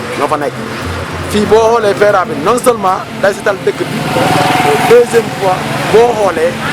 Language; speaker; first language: Wolof; non-native, local second language; Fula